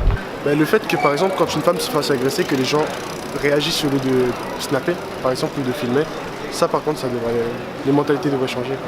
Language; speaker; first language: French; native; French